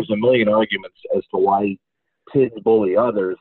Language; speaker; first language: English; native; English